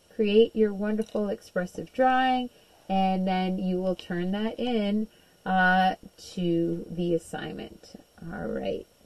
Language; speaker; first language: English; native; English